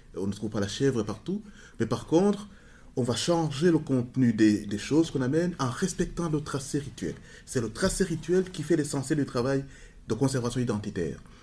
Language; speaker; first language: French; non-native, local second language; Kinyarwanda